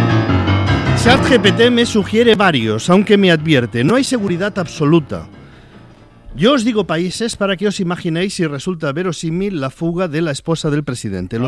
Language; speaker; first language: Spanish; native; Spanish